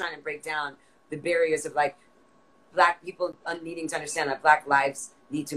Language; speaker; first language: English; native; English